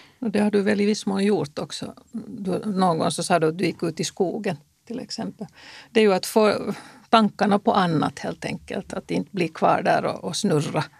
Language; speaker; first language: Swedish; native; Swedish